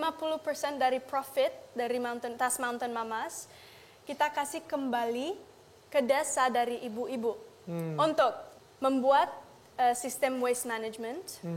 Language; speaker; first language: Indonesian; non-native, local second language; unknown